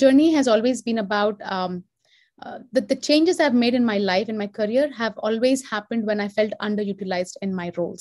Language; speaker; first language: English; non-native, local second language; Telugu